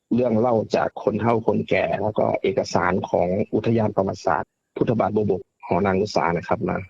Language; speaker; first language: Thai; native; Thai